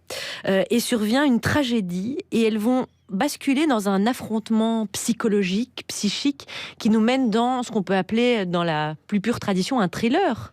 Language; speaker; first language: French; native; French